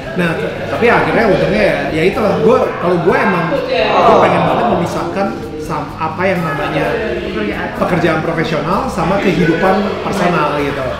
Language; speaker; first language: Indonesian; native; Indonesian